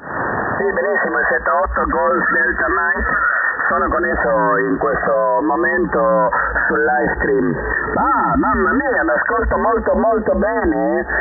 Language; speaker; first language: Italian; non-native, fluent; Spanish